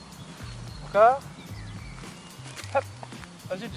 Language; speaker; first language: French; native; French